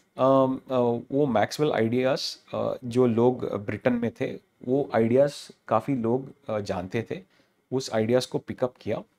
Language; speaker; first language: Hindi; non-native, local second language; Telugu